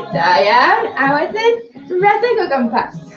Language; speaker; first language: Welsh; non-native, local second language; English